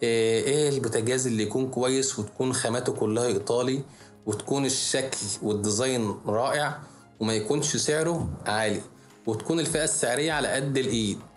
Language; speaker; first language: Arabic; native; Arabic